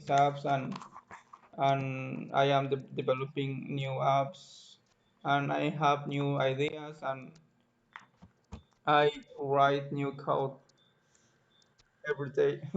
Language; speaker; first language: English; non-native, learner; Spanish